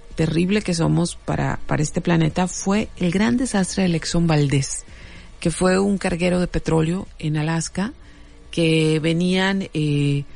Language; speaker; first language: Spanish; native; Spanish